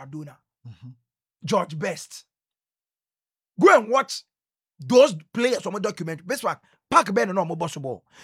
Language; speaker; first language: English; non-native, local second language; Akan